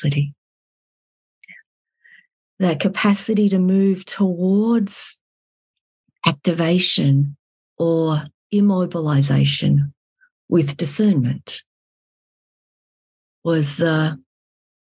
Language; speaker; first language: English; native; English